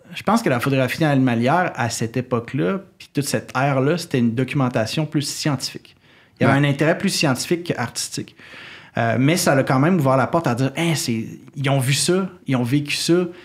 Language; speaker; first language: French; native; French